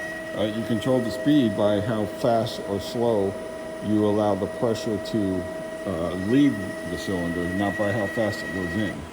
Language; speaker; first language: English; native; English